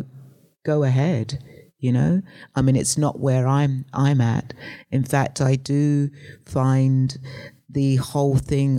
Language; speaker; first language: English; native; English